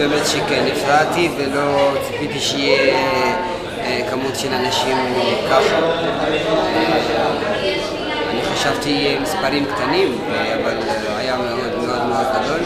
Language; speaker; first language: Hebrew; non-native, fluent; Tigrinya